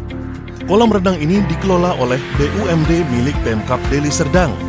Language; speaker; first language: Indonesian; native; Indonesian